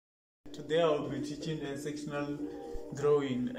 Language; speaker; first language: English; non-native, local second language; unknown